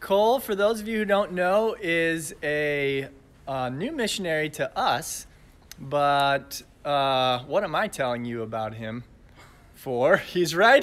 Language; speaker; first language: English; native; English